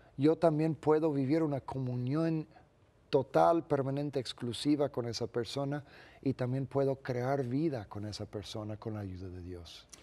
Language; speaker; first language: Spanish; non-native, fluent; English